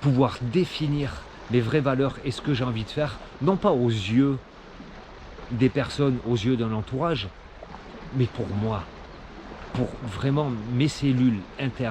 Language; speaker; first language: French; native; French